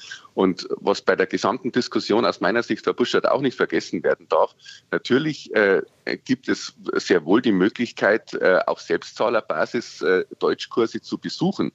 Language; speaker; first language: German; native; German